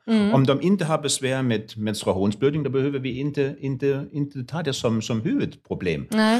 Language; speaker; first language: Swedish; non-native, fluent; German